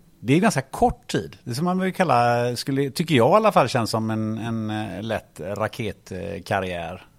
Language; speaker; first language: Swedish; native; Swedish